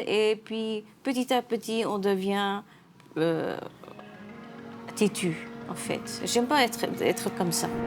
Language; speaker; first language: French; non-native, fluent; Nepali